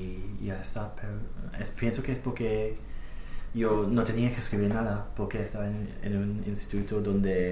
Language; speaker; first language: Spanish; non-native, fluent; English